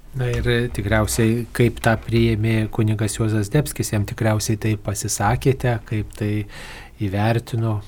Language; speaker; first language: Lithuanian; native; Lithuanian